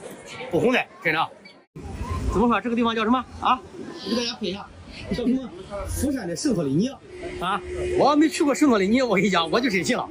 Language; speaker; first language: Chinese; native; Chinese